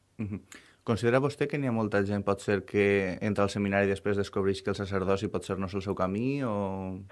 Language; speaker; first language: Catalan; native; Catalan